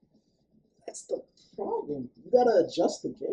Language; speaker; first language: English; native; English